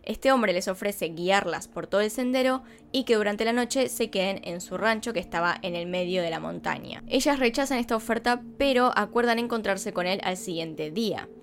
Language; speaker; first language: Spanish; native; Spanish